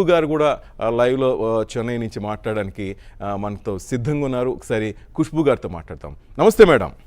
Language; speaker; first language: Telugu; native; Telugu